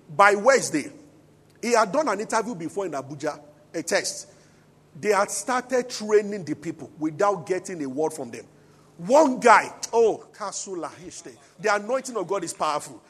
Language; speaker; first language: English; non-native, local second language; Yoruba